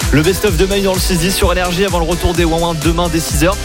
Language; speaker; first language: French; native; French